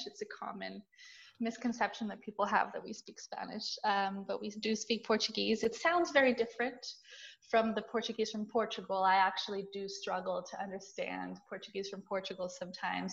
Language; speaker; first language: English; early bilingual, other home language; Portuguese